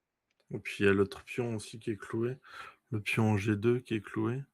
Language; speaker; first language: French; native; French